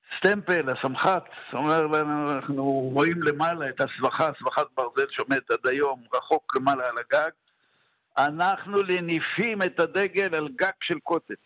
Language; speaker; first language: Hebrew; native; Hebrew